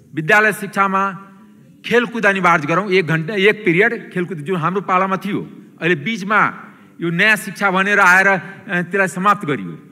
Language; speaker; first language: Nepali; non-native, local second language; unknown